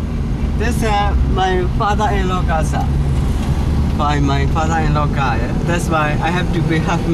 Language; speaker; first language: English; non-native, learner; Burmese